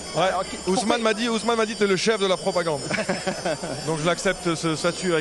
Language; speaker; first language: French; native; French